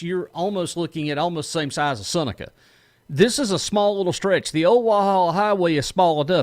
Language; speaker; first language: English; native; English